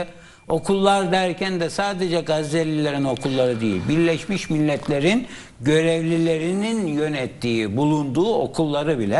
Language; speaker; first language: Turkish; native; Turkish